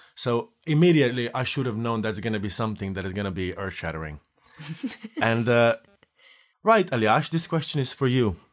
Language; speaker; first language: English; non-native, fluent; Slovenian